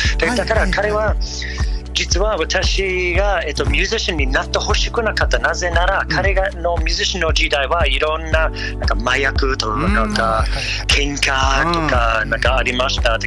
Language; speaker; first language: Japanese; non-native, learner; English